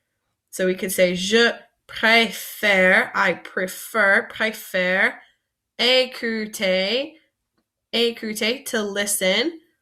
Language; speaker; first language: French; non-native, fluent; English